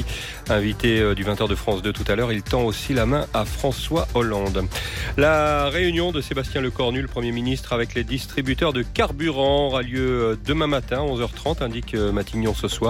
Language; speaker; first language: French; native; French